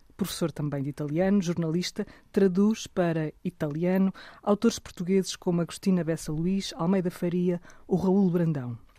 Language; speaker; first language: Portuguese; native; Portuguese